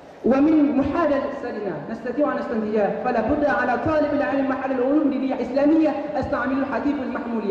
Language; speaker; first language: Arabic; non-native, learner; Achinese